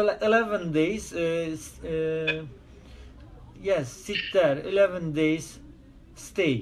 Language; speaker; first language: English; non-native, learner; Turkish